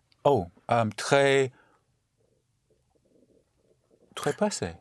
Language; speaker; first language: French; non-native, learner; English